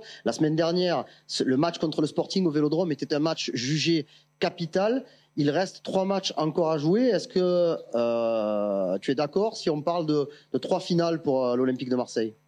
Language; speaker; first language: French; native; French